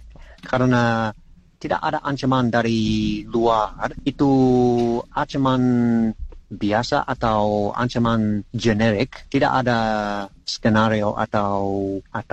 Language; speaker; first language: Indonesian; non-native, learner; English